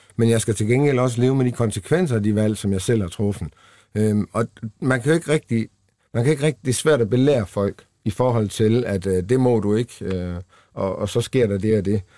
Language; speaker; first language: Danish; native; Danish